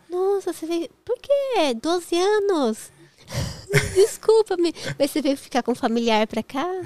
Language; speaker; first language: Portuguese; native; Portuguese